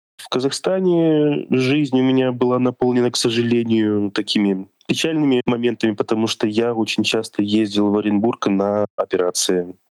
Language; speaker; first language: Russian; native; Russian